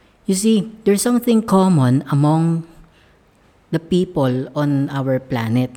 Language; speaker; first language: English; non-native, local second language; Filipino